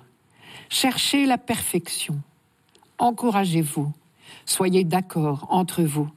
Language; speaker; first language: French; native; French